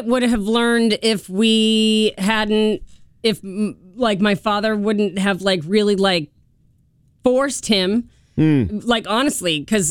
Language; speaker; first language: English; native; English